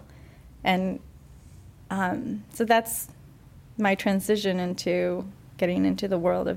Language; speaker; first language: English; early bilingual, other home language; Spanish